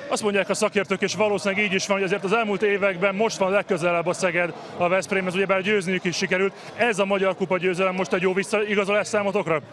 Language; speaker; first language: Hungarian; native; Hungarian